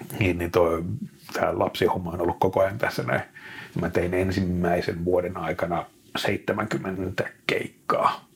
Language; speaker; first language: Finnish; native; Finnish